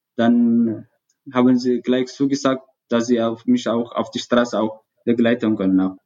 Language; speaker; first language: German; non-native, learner; Tigrinya